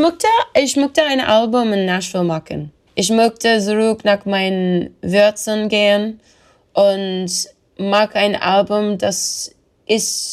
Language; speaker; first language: German; non-native, learner; English